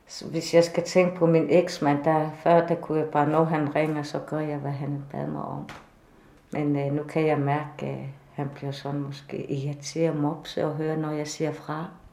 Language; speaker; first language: Danish; non-native, fluent; Kalaallisut